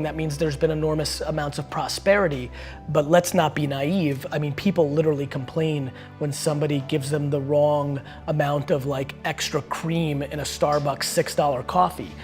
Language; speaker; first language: English; early bilingual, other home language; Russian